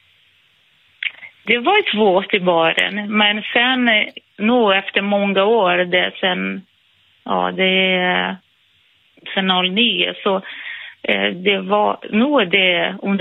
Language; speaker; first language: Swedish; non-native, fluent; Portuguese